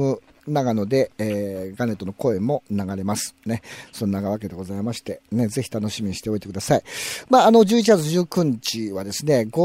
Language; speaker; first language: Japanese; native; Japanese